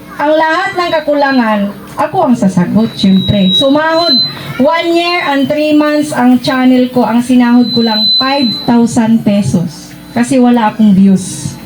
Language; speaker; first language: Filipino; non-native, local second language; Iloko